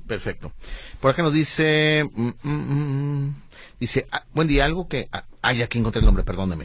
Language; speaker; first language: Spanish; native; Spanish